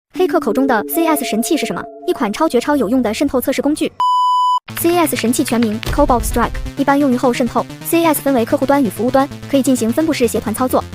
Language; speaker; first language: Chinese; native; Chinese